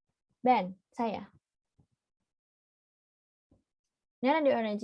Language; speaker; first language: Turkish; non-native, learner; Indonesian